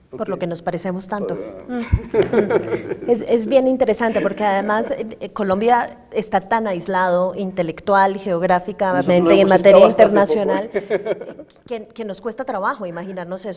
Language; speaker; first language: Spanish; native; Spanish